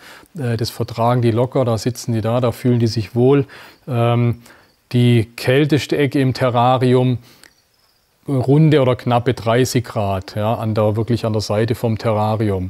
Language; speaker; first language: German; native; German